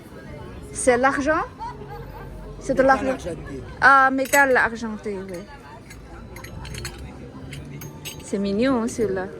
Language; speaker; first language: French; non-native, learner; Chinese